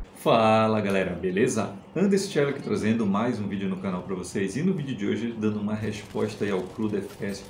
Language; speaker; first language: Portuguese; native; Portuguese